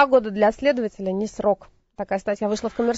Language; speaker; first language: Russian; native; Russian